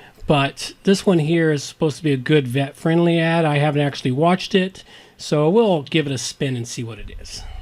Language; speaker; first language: English; native; English